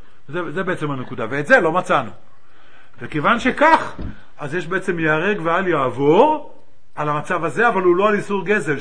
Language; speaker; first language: Hebrew; native; Hebrew